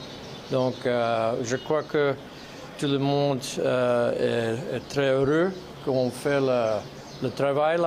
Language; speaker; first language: French; non-native, learner; English